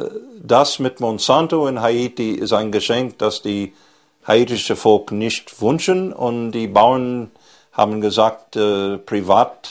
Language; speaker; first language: German; non-native, fluent; English